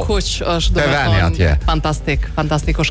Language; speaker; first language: Albanian; native; Albanian